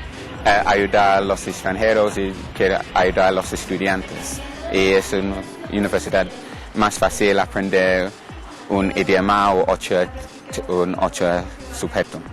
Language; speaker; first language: Spanish; non-native, learner; English